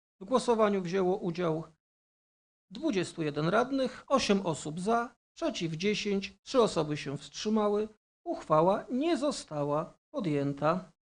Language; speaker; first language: Polish; native; Polish